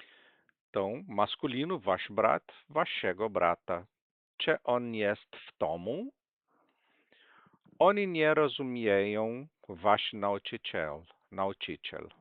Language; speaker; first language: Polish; non-native, fluent; Portuguese